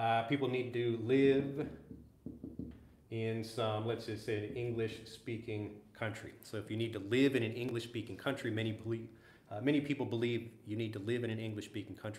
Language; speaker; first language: English; native; English